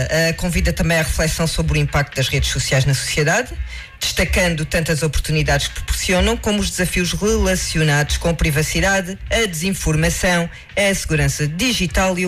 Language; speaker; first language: Portuguese; native; Portuguese